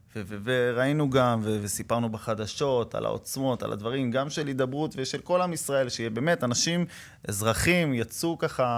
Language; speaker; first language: Hebrew; native; Hebrew